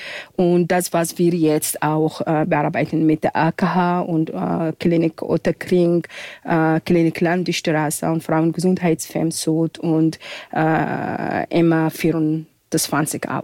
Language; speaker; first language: German; non-native, fluent; Arabic